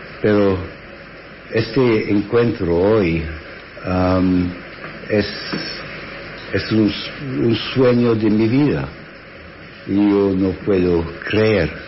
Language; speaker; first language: Spanish; non-native, fluent; English